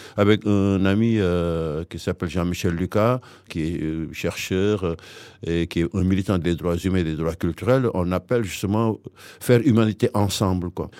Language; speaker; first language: French; non-native, local second language; Wolof